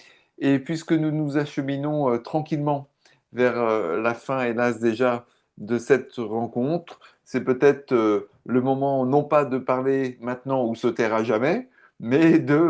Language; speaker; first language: French; native; French